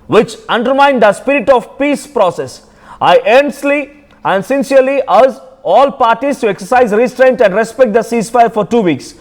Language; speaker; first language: English; non-native, local second language; Telugu